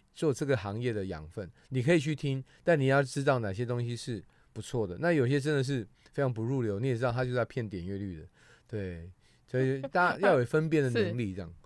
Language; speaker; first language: Chinese; non-native, local second language; Hakka Chinese